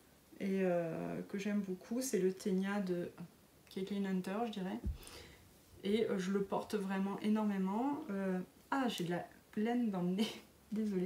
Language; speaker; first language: French; native; French